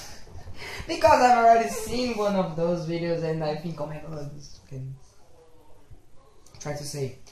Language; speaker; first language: English; non-native, fluent; Portuguese